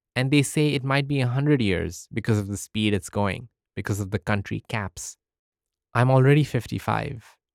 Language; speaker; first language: English; early bilingual, other home language; Arabic